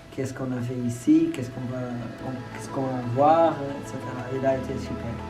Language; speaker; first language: French; non-native, learner; Portuguese